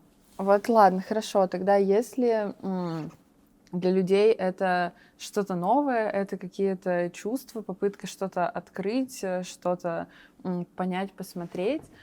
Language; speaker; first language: Russian; native; Russian